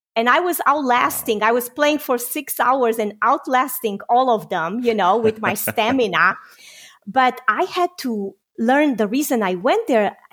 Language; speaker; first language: English; non-native, fluent; Romanian